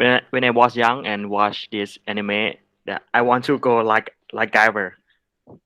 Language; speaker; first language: English; non-native, learner; Thai